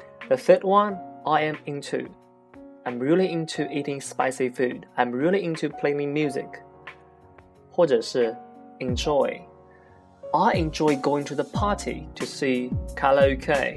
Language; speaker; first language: English; non-native, fluent; Chinese